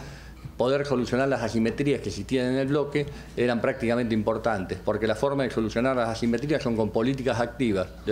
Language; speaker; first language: Spanish; native; Spanish